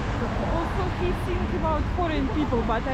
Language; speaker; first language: English; non-native, learner; Russian